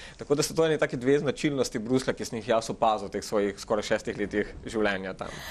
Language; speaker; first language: Slovenian; early bilingual, other home language; Macedonian